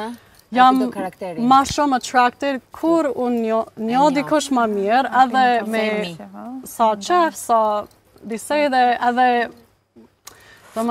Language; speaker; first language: Albanian; non-native, learner; English